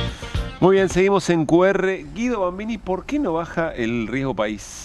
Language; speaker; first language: Spanish; native; Spanish